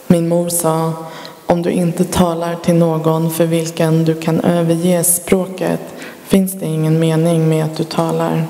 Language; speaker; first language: Swedish; early bilingual, other home language; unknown